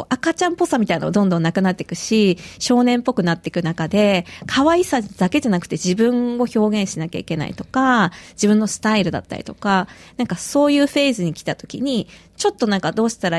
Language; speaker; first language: Japanese; native; Japanese